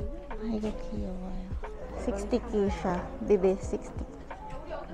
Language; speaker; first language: Korean; non-native, learner; Filipino